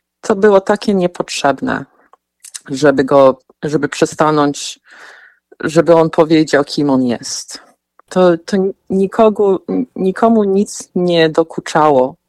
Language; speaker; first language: Polish; early bilingual, heritage; Polish